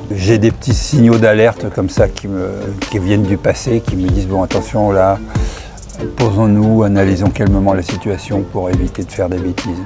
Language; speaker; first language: French; native; French